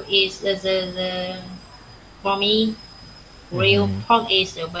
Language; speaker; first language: English; non-native, learner; Vietnamese